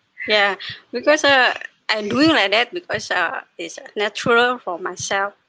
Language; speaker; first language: English; non-native, learner; Indonesian